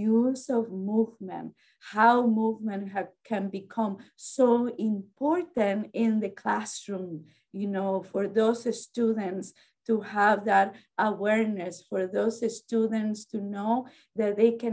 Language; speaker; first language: English; non-native, fluent; Spanish